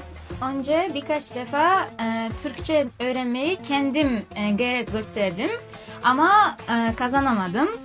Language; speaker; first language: Turkish; non-native, learner; Uzbek